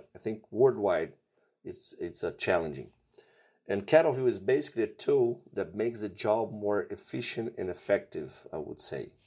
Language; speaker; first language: English; non-native, fluent; Portuguese